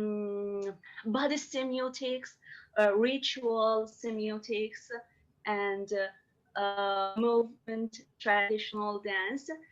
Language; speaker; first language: English; non-native, learner; Persian